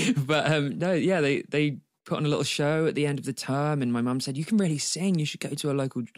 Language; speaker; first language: English; native; English